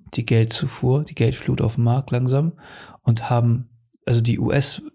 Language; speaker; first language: German; early bilingual, other home language; Portuguese